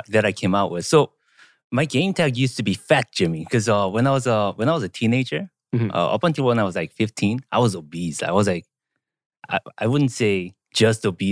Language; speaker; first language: English; non-native, fluent; Korean